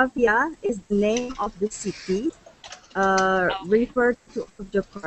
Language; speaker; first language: English; non-native, learner; Indonesian